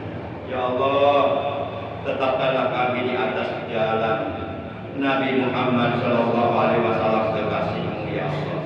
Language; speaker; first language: Indonesian; non-native, local second language; Javanese